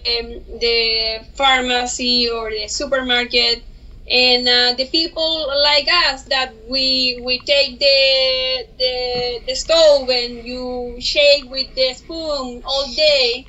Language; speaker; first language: English; non-native, learner; Spanish